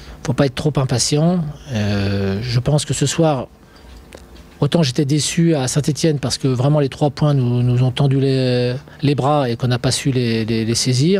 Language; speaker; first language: French; native; French